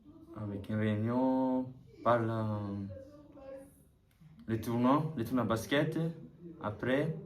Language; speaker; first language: French; non-native, learner; Malagasy